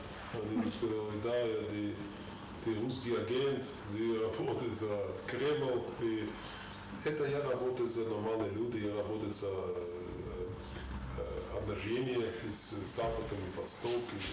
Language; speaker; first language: Russian; non-native, learner; German